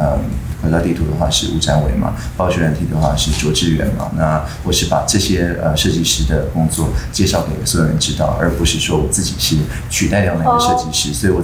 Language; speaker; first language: Chinese; native; Chinese